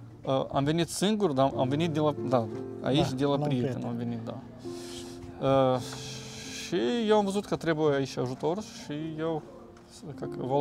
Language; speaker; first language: Romanian; early bilingual, heritage; Romanian